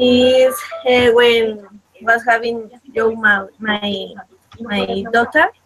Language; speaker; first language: English; non-native, learner; Spanish